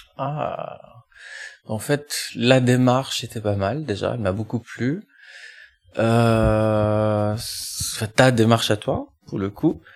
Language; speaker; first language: French; non-native, local second language; Arabic